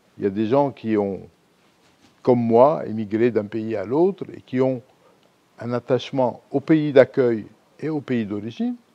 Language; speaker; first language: French; non-native, local second language; Arabic